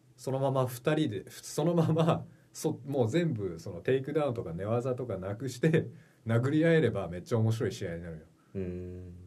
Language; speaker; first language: Japanese; early bilingual, heritage; Japanese